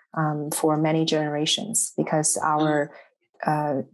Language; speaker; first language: English; non-native, fluent; Chinese